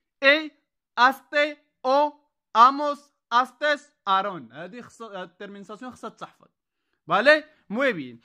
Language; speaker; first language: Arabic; native; Arabic